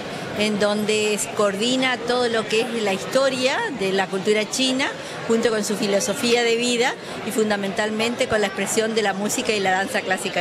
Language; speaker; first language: Spanish; native; Spanish